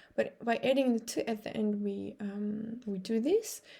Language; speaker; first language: English; non-native, fluent; Georgian